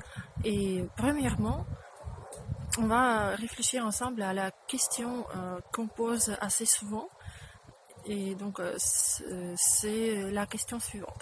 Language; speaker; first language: French; non-native, fluent; Russian